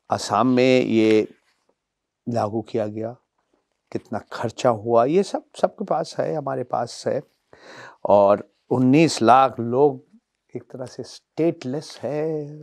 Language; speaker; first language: Hindi; non-native, local second language; Bangla